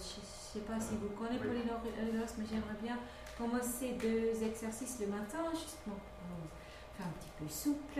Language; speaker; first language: French; non-native, fluent; English